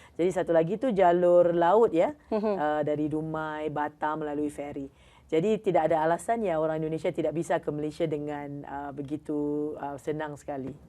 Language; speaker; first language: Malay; native; Malay